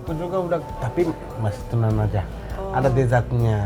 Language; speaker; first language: Indonesian; non-native, learner; Japanese